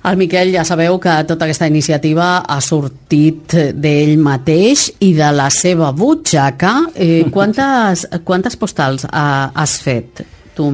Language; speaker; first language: Catalan; native; Catalan